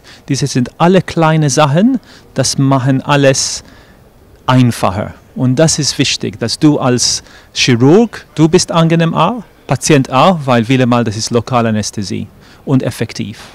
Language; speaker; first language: German; non-native, fluent; English